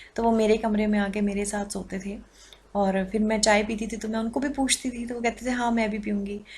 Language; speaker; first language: Hindi; native; Hindi